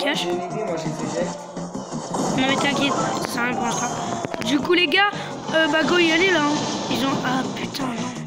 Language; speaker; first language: French; native; French